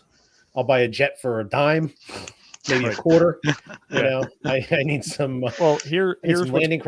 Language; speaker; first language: English; native; English